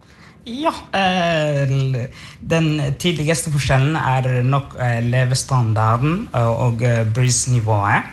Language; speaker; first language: Norwegian; non-native, fluent; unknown